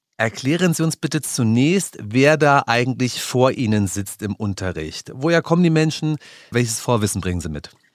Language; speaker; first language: German; native; German